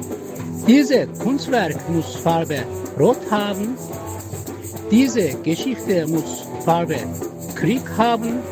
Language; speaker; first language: German; non-native, learner; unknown